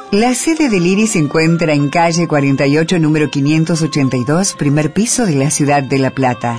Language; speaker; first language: Spanish; native; Spanish